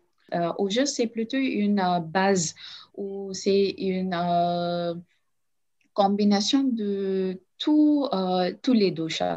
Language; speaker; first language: French; non-native, learner; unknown